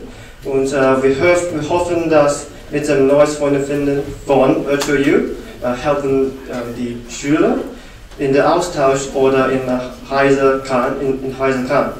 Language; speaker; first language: German; non-native, learner; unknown